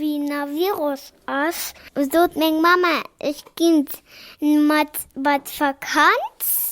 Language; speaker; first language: German; non-native, local second language; Luxembourgish